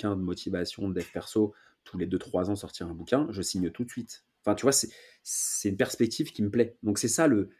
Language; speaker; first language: French; native; French